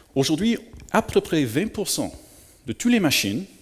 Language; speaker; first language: French; native; French